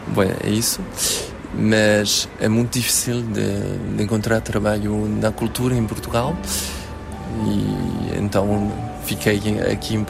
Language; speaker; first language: Portuguese; early bilingual, heritage; French